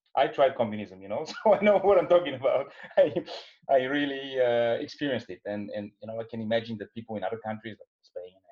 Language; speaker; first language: English; non-native, fluent; Bulgarian